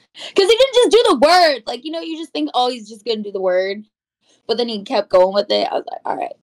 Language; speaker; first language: English; native; English